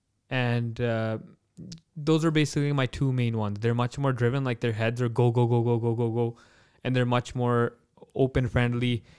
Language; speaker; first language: English; early bilingual, other home language; Punjabi